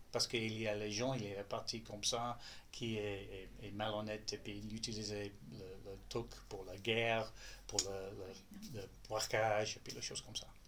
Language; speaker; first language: French; non-native, learner; English